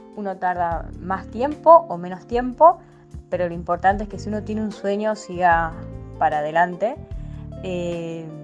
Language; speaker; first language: Spanish; native; Spanish